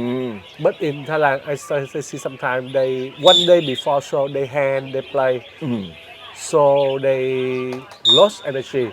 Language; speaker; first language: English; non-native, learner; Vietnamese